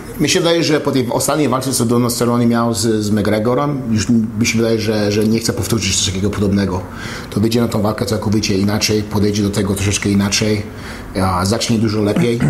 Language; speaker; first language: Polish; native; Polish